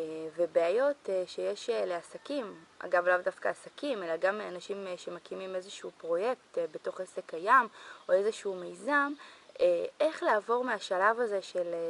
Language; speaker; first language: Hebrew; native; Hebrew